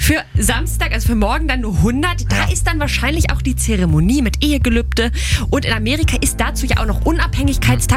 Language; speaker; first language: German; native; German